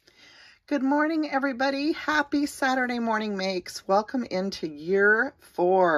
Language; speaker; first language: English; native; English